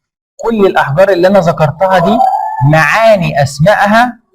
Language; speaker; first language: Arabic; native; Arabic